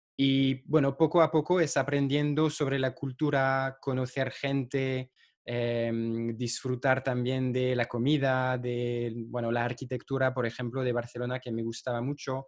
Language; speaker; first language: Spanish; non-native, fluent; French